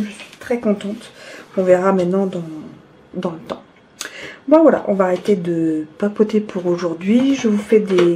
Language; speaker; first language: French; native; French